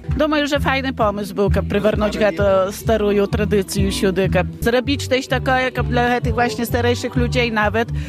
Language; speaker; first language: Ukrainian; native; Ukrainian